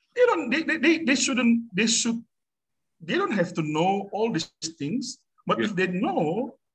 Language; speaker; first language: English; non-native, fluent; Indonesian